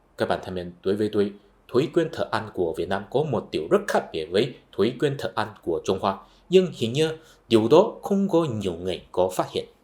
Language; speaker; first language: Vietnamese; non-native, fluent; Chinese